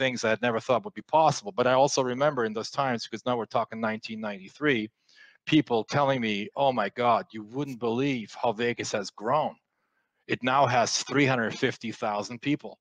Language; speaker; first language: English; non-native, fluent; French